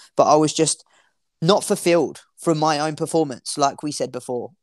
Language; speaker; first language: English; native; English